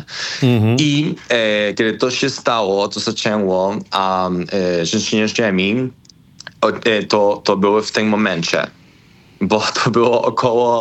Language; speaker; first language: Polish; non-native, learner; Spanish